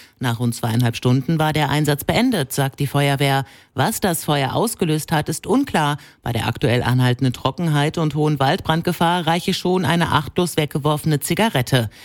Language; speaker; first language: German; native; German